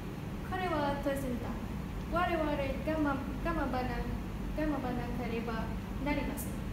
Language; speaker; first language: Japanese; non-native, learner; Malay